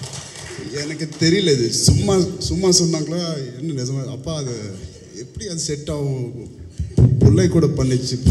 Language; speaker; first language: Tamil; non-native, learner; Telugu